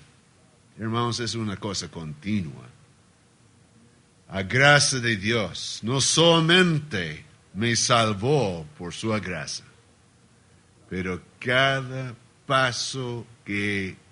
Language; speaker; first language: Spanish; non-native, learner; Portuguese